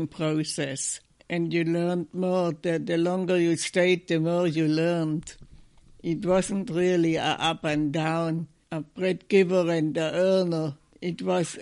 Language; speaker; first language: English; non-native, fluent; German